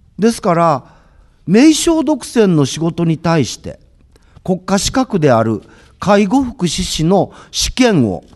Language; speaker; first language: Japanese; native; Japanese